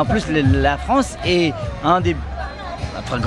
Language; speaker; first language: French; non-native, fluent; Nepali